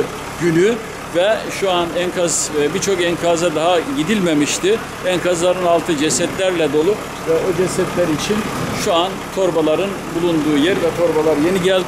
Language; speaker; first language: Turkish; native; Turkish